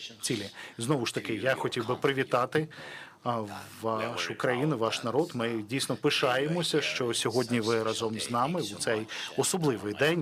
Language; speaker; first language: Ukrainian; non-native, local second language; Russian